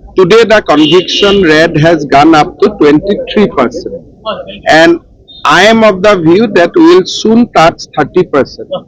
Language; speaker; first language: English; non-native, local second language; Assamese